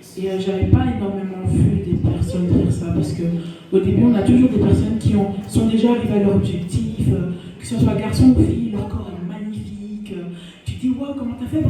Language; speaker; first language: French; native; French